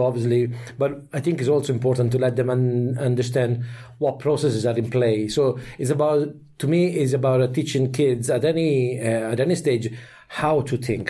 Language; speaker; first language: English; non-native, fluent; Italian